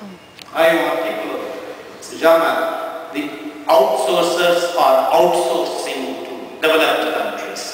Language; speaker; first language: Spanish; non-native, fluent; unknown